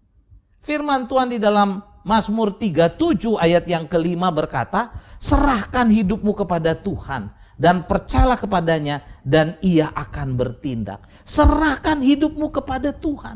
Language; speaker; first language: Indonesian; native; Indonesian